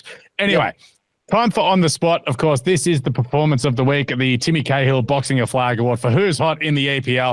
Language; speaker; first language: English; native; English